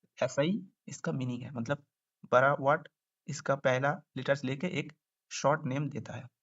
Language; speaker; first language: Hindi; non-native, local second language; Bangla